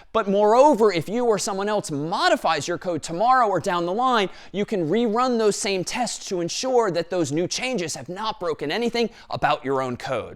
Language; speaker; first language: English; native; English